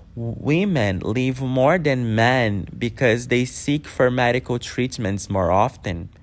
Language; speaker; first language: English; non-native, fluent; Portuguese